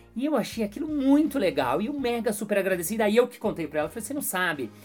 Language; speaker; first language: Portuguese; native; Portuguese